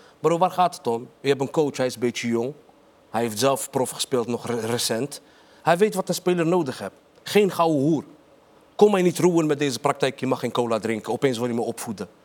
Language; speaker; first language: Dutch; early bilingual, other home language; Arabic